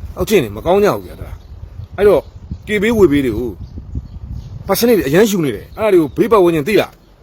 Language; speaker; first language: Burmese; native; Burmese